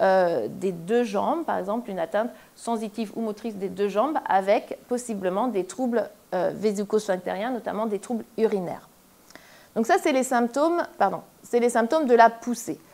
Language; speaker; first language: French; native; French